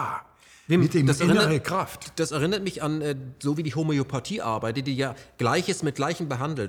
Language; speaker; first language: German; native; German